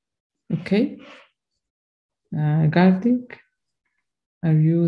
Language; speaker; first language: English; non-native, learner; Spanish